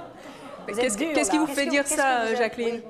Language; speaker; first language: French; native; French